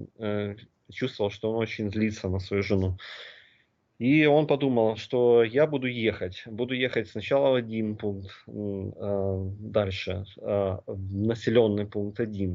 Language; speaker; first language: Russian; native; Russian